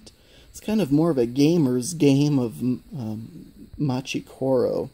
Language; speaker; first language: English; native; English